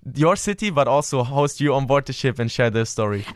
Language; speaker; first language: English; non-native, fluent; German